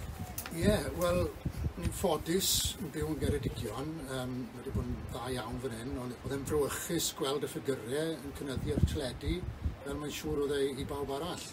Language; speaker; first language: Welsh; native; Welsh